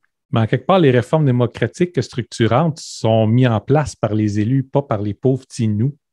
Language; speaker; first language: French; native; French